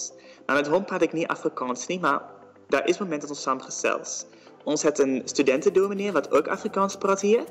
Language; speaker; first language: Afrikaans; non-native, learner; Dutch